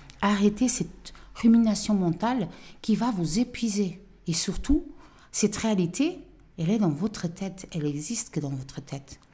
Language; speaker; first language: French; non-native, fluent; Portuguese